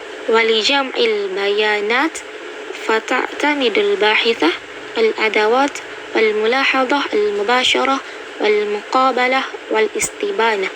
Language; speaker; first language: Arabic; non-native, learner; Indonesian